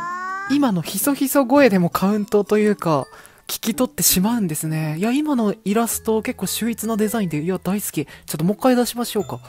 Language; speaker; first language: Japanese; native; Japanese